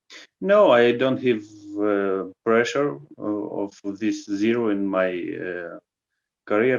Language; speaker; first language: English; non-native, learner; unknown